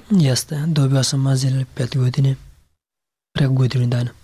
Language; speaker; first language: Serbian; non-native, learner; Pashto